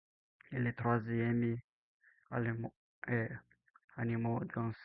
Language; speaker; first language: French; non-native, learner; Portuguese